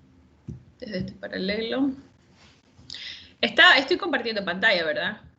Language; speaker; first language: Spanish; native; Spanish